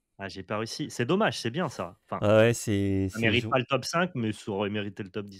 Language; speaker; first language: French; native; French